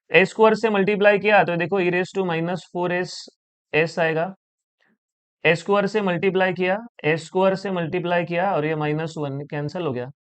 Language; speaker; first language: Hindi; non-native, local second language; Marathi